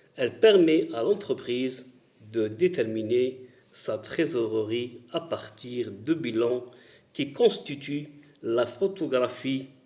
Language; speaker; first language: French; non-native, local second language; Arabic